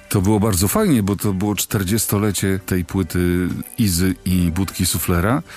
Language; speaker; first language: Polish; native; Polish